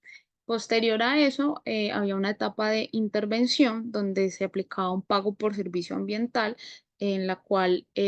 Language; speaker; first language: Spanish; native; Spanish